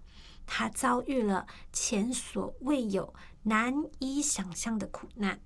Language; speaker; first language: Chinese; native; Chinese